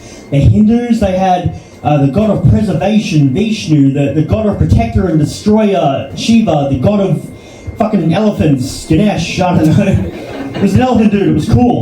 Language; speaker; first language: English; native; English